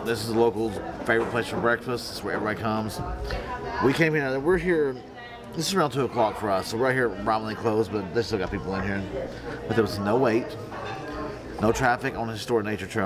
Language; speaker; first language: English; native; English